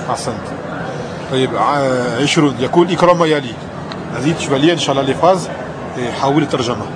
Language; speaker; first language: Arabic; non-native, fluent; French